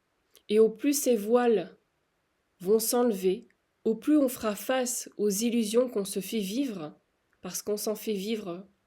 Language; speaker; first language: French; native; French